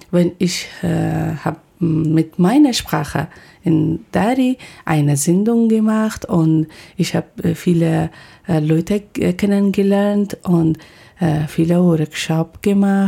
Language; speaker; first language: German; non-native, learner; Persian